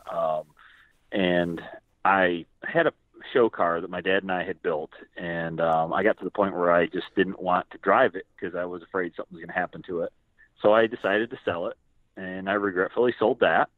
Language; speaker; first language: English; native; English